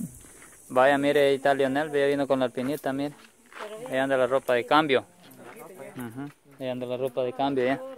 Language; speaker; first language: Spanish; native; Spanish